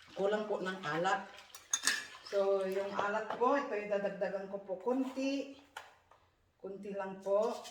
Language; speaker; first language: Filipino; non-native, local second language; Iloko